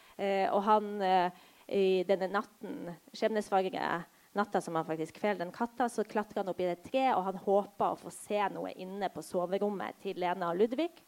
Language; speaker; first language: Norwegian; early bilingual, other home language; Polish